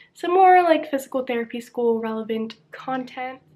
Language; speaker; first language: English; native; English